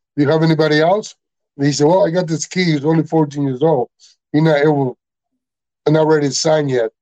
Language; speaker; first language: English; non-native, learner; Spanish